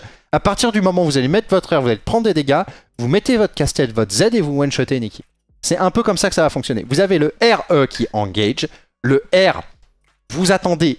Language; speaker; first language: French; native; French